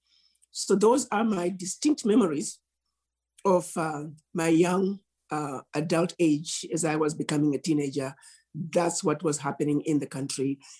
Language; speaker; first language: English; non-native, local second language; Shona